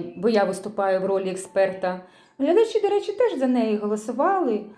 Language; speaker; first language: Ukrainian; non-native, local second language; Russian